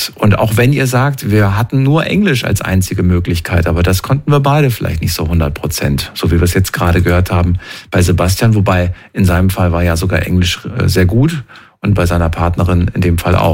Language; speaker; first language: German; native; German